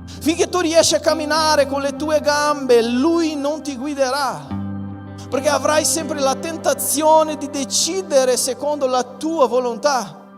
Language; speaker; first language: Italian; non-native, fluent; Portuguese